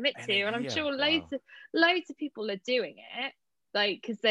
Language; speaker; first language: English; native; English